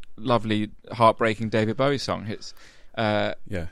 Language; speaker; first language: English; native; English